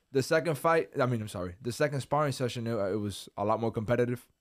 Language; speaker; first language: English; early bilingual, other home language; Spanish